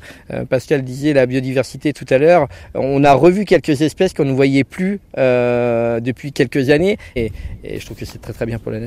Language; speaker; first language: French; native; French